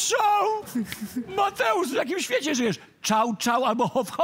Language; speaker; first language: Polish; native; Polish